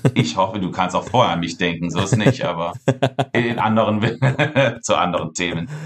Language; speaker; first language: German; native; German